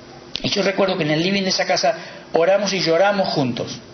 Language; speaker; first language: Spanish; native; Spanish